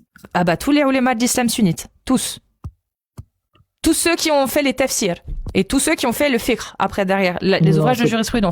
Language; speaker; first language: French; native; French